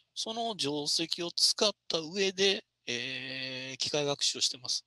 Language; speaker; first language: Japanese; native; Japanese